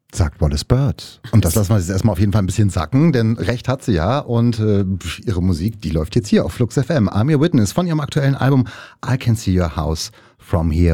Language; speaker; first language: German; native; German